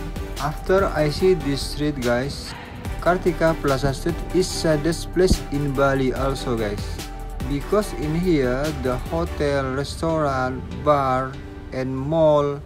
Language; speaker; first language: English; non-native, learner; Indonesian